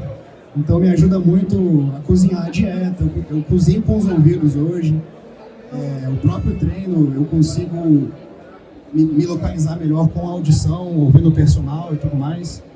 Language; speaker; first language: Portuguese; native; Portuguese